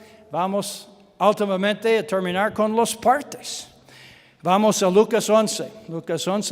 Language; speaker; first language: Spanish; non-native, learner; English